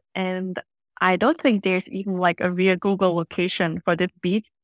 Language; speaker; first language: English; non-native, fluent; German